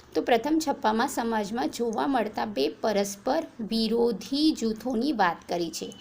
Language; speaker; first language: Hindi; non-native, local second language; Gujarati